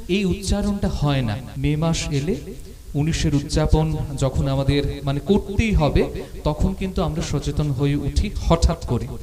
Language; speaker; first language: Bangla; native; Bangla